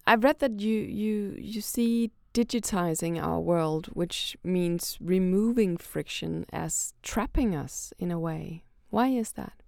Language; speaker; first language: English; non-native, fluent; Danish